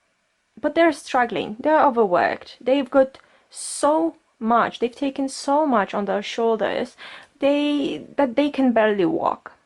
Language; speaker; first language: English; non-native, fluent; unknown